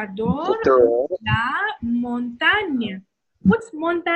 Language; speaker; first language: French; non-native, fluent; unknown